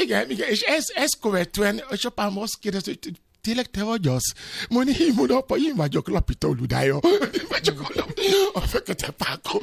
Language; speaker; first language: Hungarian; non-native, fluent; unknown